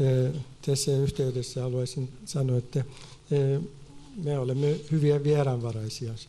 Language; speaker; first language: Finnish; non-native, fluent; Turkish